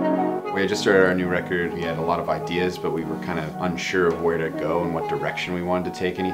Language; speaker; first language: English; native; English